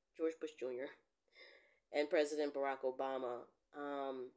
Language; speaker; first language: English; native; English